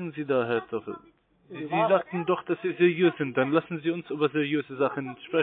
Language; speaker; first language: German; non-native, fluent; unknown